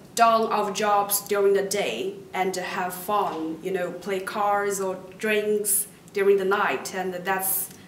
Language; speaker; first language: English; non-native, fluent; Chinese